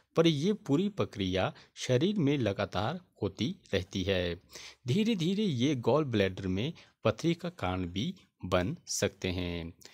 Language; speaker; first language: Hindi; native; Hindi